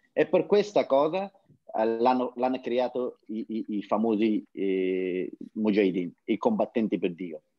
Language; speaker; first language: Italian; non-native, fluent; Persian